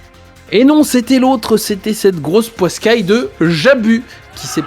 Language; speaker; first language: French; native; French